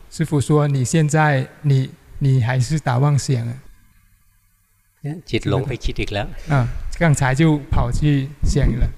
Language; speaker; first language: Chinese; non-native, fluent; Thai